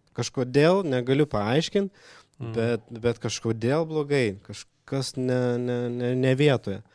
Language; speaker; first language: Lithuanian; non-native, local second language; Russian